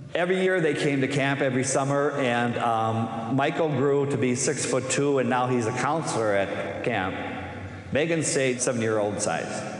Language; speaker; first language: English; native; English